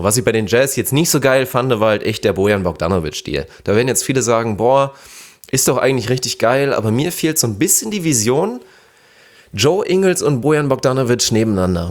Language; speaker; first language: German; native; German